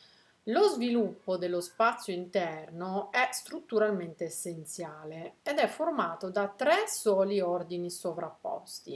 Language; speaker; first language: Italian; native; Italian